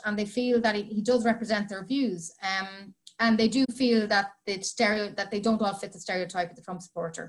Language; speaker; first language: English; native; English